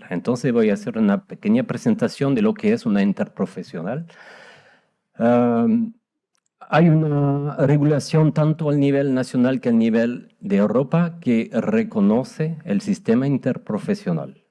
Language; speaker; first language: Spanish; non-native, fluent; French